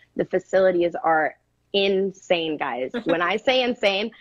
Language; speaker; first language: English; native; English